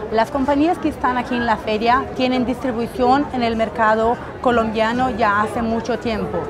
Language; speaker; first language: Spanish; non-native, fluent; Portuguese